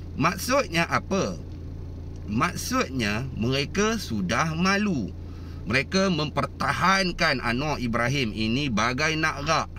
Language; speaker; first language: Malay; native; Malay